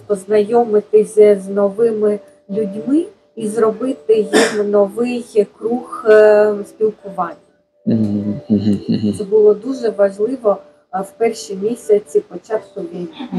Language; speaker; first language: Ukrainian; non-native, fluent; Japanese